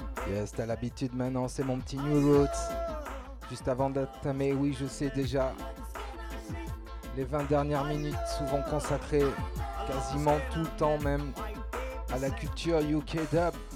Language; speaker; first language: French; native; French